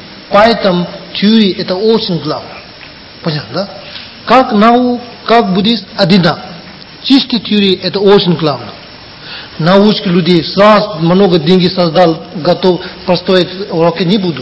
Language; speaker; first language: Russian; non-native, learner; Tibetan